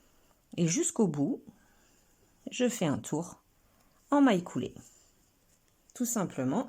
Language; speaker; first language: French; native; French